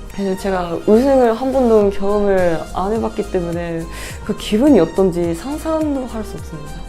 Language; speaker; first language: Korean; non-native, fluent; Japanese